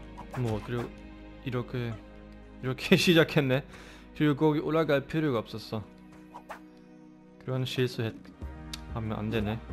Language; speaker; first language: Korean; non-native, learner; German